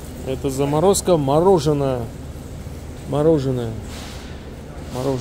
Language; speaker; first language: Russian; native; Russian